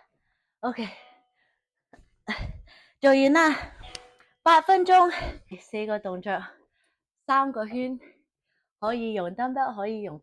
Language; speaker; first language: Cantonese; early bilingual, heritage; Cantonese